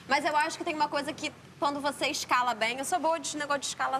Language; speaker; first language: Portuguese; native; Portuguese